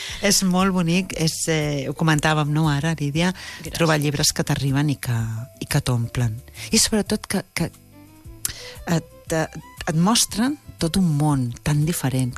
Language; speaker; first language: Catalan; native; Catalan